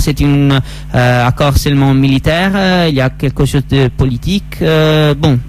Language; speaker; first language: French; non-native, fluent; Italian